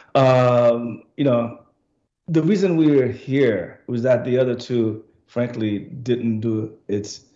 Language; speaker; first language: English; non-native, fluent; Haitian Creole